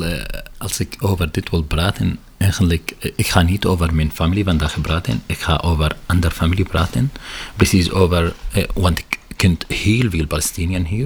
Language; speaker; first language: Dutch; non-native, learner; Arabic